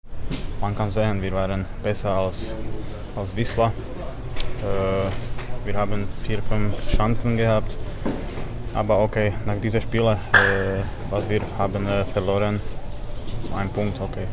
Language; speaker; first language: German; non-native, learner; Slovak